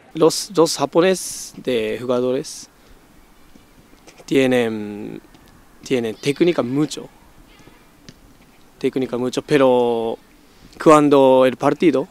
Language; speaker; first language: Spanish; non-native, learner; Japanese